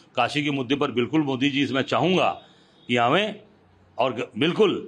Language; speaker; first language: Hindi; native; Hindi